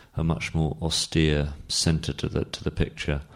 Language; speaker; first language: English; native; English